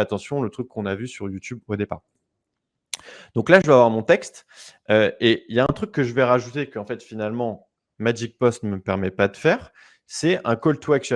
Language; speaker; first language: French; native; French